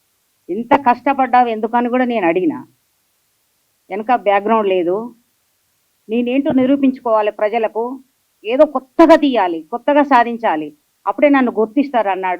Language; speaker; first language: Telugu; native; Telugu